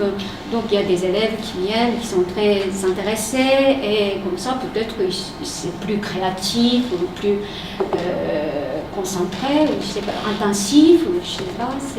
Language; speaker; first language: French; non-native, fluent; Japanese